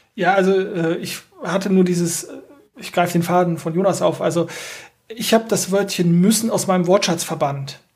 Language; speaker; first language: German; native; German